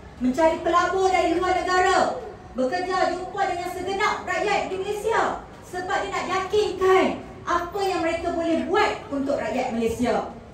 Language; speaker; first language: Malay; native; Malay